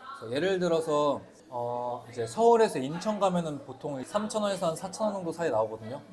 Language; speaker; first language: Korean; native; Korean